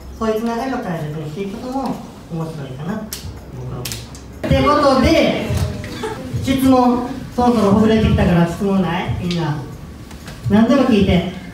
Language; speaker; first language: Japanese; native; Japanese